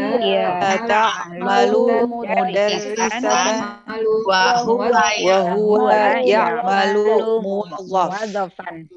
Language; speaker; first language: Arabic; non-native, learner; Indonesian